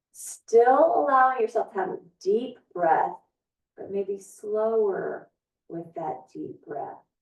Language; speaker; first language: English; native; English